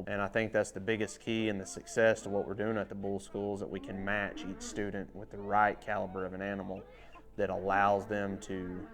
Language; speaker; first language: English; native; English